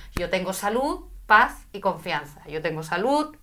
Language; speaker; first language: Spanish; native; Spanish